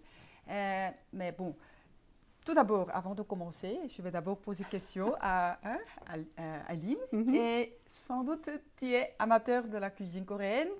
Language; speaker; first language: French; non-native, fluent; Korean